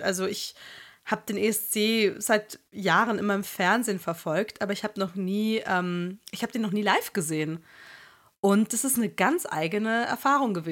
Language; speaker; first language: German; native; German